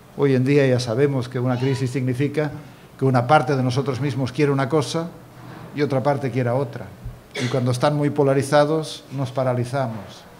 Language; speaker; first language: Spanish; native; Spanish